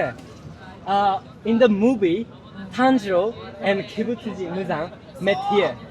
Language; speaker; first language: English; non-native, learner; Japanese